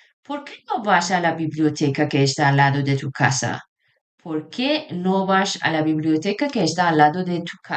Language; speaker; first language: Spanish; non-native, fluent; Persian